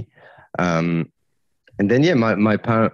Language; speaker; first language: English; non-native, fluent; French